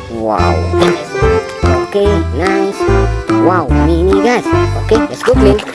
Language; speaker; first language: English; non-native, learner; Indonesian